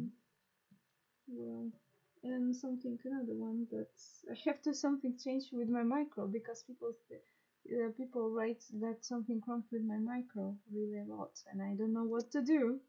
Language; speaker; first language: English; non-native, learner; Russian